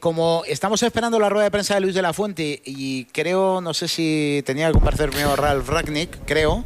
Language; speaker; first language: Spanish; native; Spanish